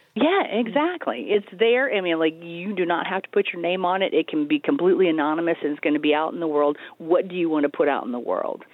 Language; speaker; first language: English; native; English